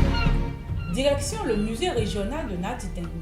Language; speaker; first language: French; native; French